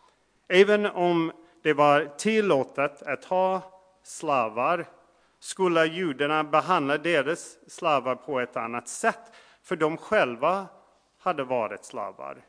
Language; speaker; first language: Swedish; non-native, fluent; English